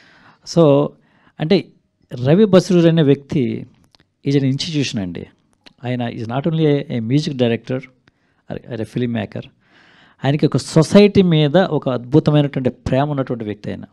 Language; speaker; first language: Telugu; native; Telugu